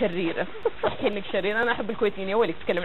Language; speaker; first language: Arabic; native; Arabic